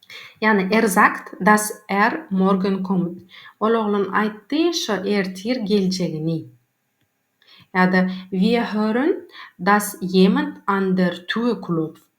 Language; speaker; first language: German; non-native, learner; Turkmen